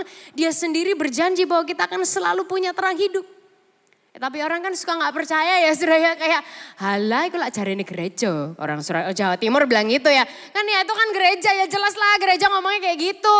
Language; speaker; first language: Indonesian; native; Indonesian